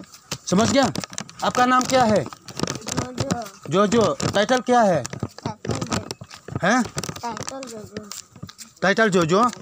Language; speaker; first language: Hindi; non-native, local second language; Khasi